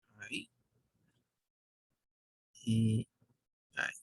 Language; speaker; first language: Spanish; native; Spanish